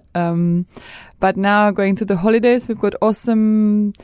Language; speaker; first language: English; non-native, fluent; Czech